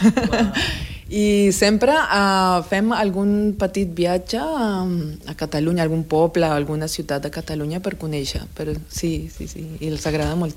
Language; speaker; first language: Catalan; non-native, fluent; Spanish